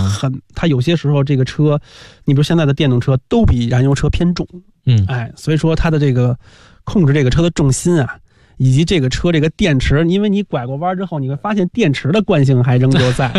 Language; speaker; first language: Chinese; native; Chinese